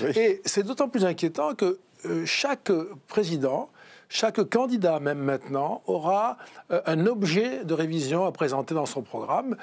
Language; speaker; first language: French; native; French